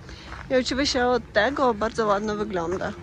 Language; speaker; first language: Polish; non-native, fluent; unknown